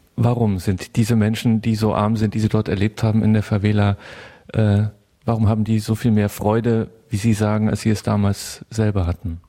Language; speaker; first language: German; non-native, fluent; French